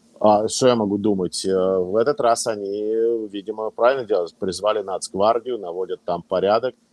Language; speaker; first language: Russian; native; Russian